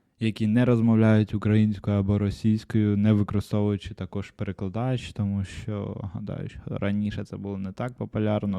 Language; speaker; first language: Ukrainian; non-native, local second language; Russian